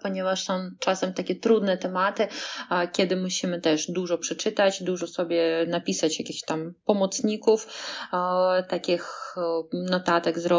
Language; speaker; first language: Polish; non-native, fluent; Russian